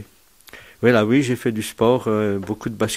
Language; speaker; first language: French; native; French